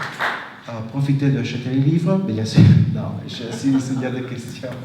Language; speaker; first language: French; non-native, fluent; Italian